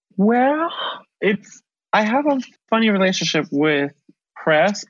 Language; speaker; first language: English; early bilingual, other home language; Spanish